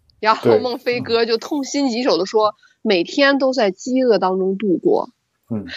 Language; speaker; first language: Chinese; native; Chinese